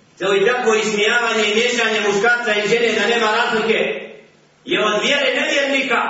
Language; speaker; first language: Bosnian; native; Bosnian